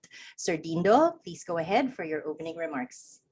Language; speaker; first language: English; non-native, local second language; Filipino